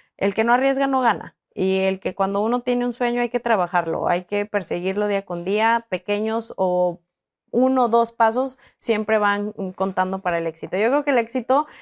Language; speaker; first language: Spanish; native; Spanish